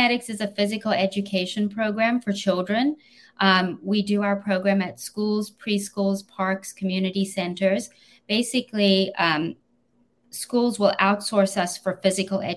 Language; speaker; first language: English; native; English